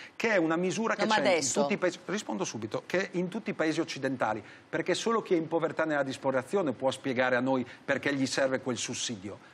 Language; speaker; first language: Italian; native; Italian